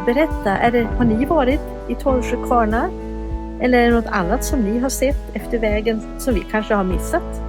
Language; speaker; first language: Swedish; native; Swedish